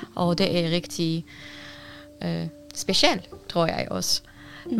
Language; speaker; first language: Danish; non-native, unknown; Arabic